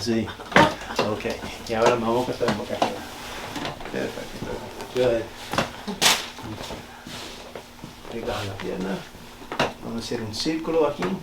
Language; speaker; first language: Spanish; early bilingual, heritage; Spanish